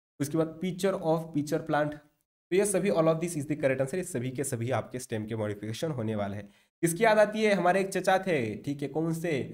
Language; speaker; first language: Hindi; non-native, local second language; Marathi